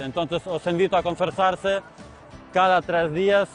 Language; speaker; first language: Spanish; non-native, fluent; Ukrainian